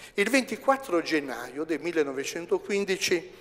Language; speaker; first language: Italian; native; Italian